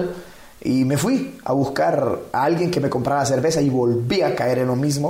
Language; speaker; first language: Spanish; native; Spanish